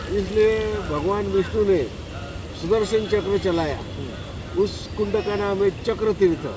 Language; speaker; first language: Hindi; non-native, local second language; Marathi